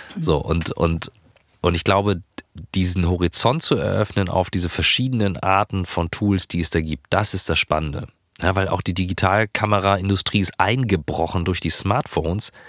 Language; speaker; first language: German; native; German